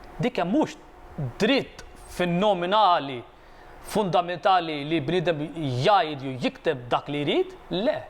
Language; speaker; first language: Maltese; non-native, fluent; Arabic